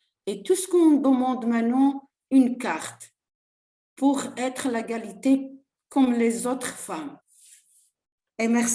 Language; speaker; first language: French; non-native, learner; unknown